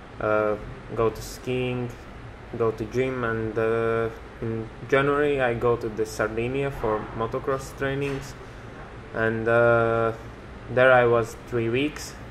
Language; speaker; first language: English; non-native, learner; Latvian